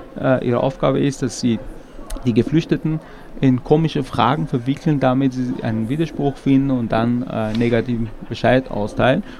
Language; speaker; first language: German; non-native, fluent; Persian